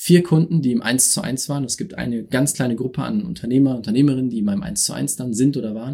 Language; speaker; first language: German; native; German